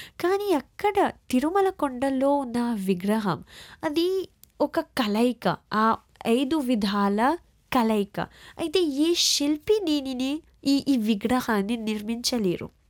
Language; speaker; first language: Telugu; early bilingual, heritage; Telugu